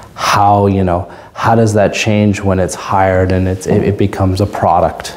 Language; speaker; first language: English; native; English